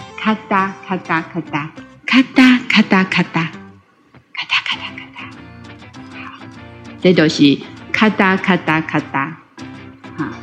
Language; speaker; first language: Chinese; native; Chinese